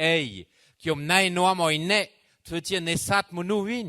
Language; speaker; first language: Khmer; non-native, fluent; French